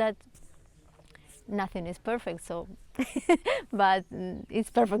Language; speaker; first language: English; non-native, learner; Spanish